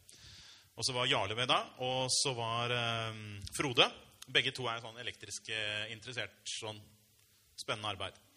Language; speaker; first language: Norwegian; native; Norwegian